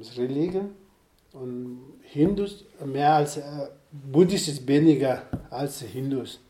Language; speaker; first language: German; non-native, learner; Sherpa